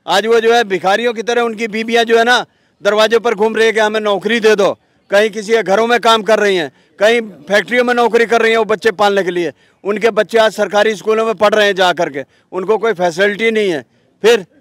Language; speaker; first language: Hindi; native; Hindi